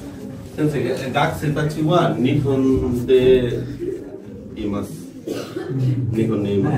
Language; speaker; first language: Japanese; non-native, learner; Bangla